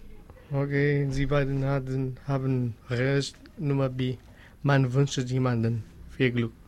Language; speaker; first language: German; non-native, learner; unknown